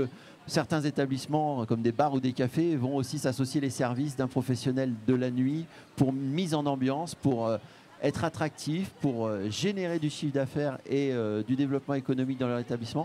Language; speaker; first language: French; native; French